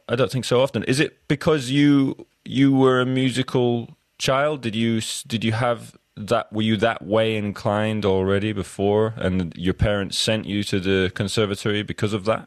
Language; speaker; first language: English; native; English